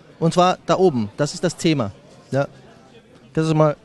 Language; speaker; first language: German; native; German